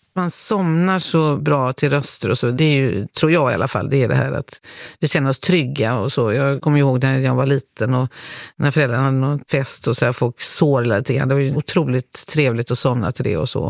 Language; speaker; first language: Swedish; native; Swedish